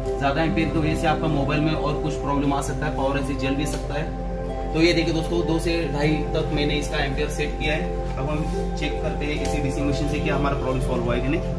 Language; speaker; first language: Hindi; native; Hindi